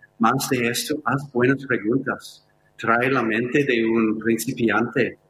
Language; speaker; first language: Spanish; non-native, fluent; English